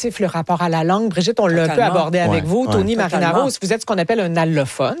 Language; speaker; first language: French; native; French